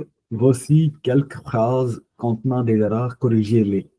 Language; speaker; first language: French; non-native, learner; Punjabi